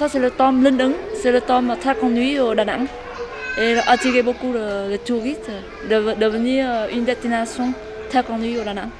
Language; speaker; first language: French; non-native, learner; Vietnamese